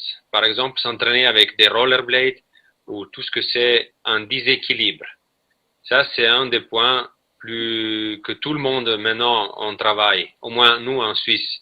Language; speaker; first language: French; non-native, fluent; Italian